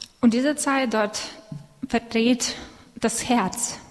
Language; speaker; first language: German; non-native, fluent; Russian